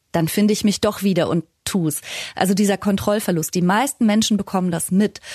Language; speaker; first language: German; native; German